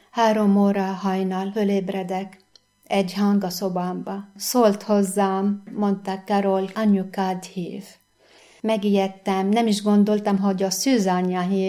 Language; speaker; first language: Hungarian; non-native, fluent; Arabic